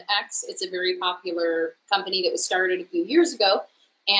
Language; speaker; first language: English; native; English